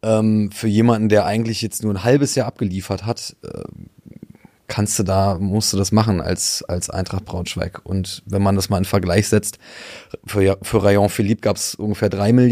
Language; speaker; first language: German; native; German